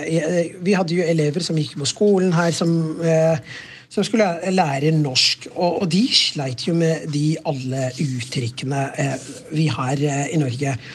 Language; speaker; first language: Norwegian; non-native, fluent; Somali